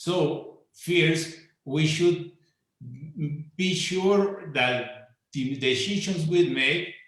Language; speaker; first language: English; non-native, fluent; Spanish